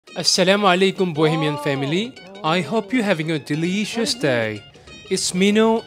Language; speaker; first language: English; non-native, fluent; Korean